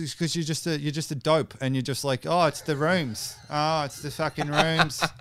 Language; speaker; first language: English; native; English